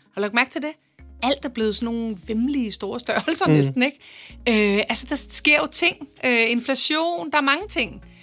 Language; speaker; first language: Danish; native; Danish